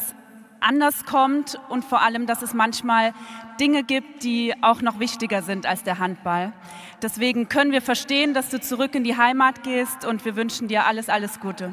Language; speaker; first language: German; native; German